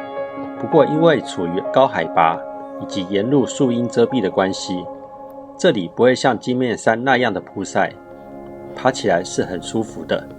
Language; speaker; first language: Chinese; native; Chinese